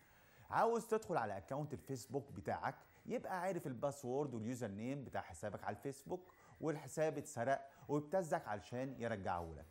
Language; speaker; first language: Arabic; native; Arabic